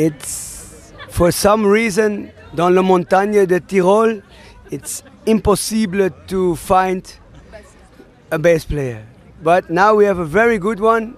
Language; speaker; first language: English; non-native, fluent; German